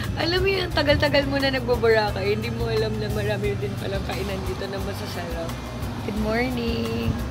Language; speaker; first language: Filipino; non-native, local second language; Cebuano